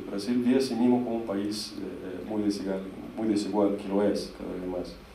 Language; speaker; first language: Spanish; non-native, fluent; Portuguese